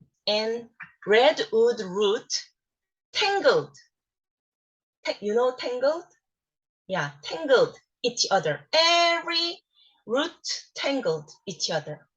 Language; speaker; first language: English; non-native, learner; Korean